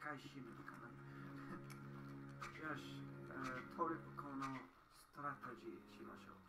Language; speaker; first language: Japanese; non-native, learner; English